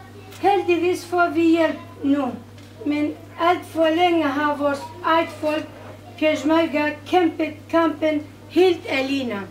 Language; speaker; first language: Danish; non-native, fluent; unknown